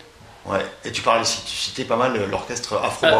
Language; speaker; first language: French; native; French